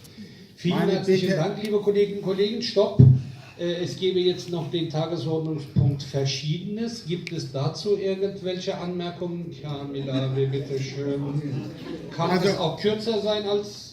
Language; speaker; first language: German; native; German